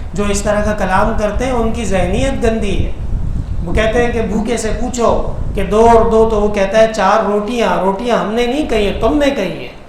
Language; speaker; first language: Urdu; non-native, local second language; Pashto